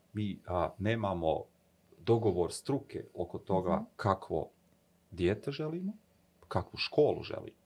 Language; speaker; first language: Bosnian; native; Bosnian